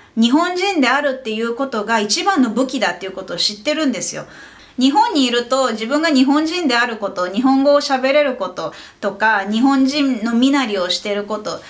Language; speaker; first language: Japanese; native; Japanese